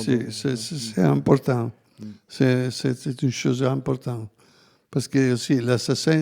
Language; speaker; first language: French; non-native, fluent; Italian